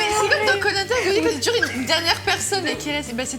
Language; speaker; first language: French; native; French